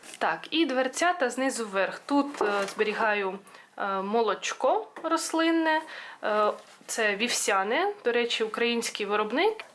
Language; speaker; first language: Ukrainian; non-native, local second language; Russian